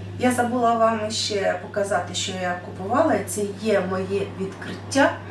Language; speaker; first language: Ukrainian; non-native, local second language; Russian